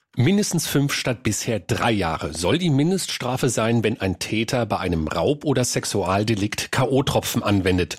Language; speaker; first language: German; native; German